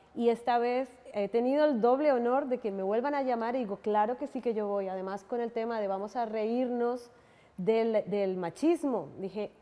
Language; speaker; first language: Spanish; native; Spanish